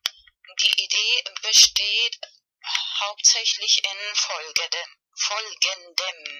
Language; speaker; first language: German; non-native, fluent; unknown